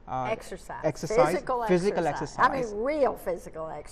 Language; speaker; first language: English; native; English